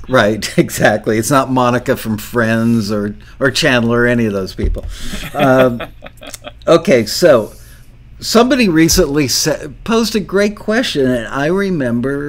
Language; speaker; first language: English; native; English